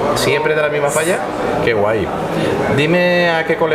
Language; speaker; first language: Spanish; native; Spanish